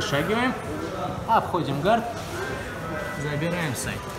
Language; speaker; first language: Russian; native; Russian